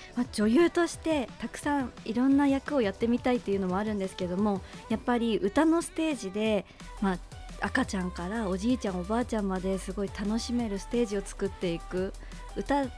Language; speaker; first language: Japanese; native; Japanese